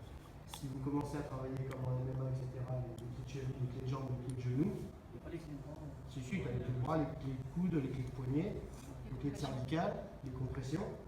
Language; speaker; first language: French; native; French